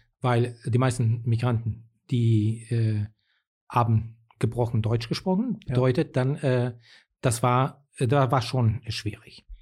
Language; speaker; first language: German; non-native, fluent; Portuguese